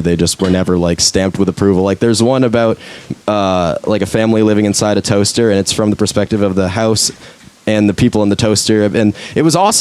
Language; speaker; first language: English; native; English